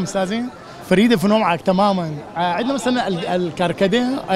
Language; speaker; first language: Arabic; native; Arabic